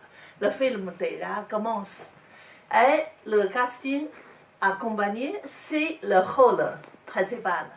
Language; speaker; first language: French; non-native, learner; Chinese